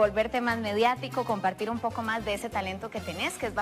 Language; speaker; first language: Spanish; native; Spanish